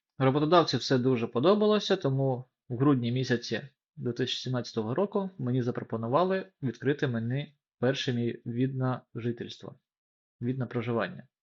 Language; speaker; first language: Ukrainian; non-native, local second language; Russian